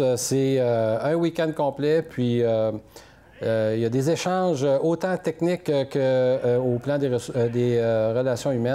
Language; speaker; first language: French; native; French